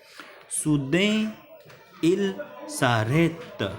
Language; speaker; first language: French; non-native, learner; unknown